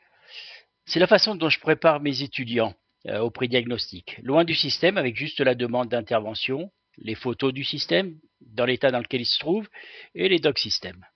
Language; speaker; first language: French; native; French